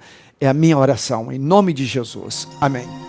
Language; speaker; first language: Portuguese; native; Portuguese